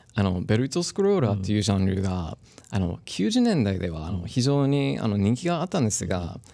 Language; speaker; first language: Japanese; non-native, fluent; English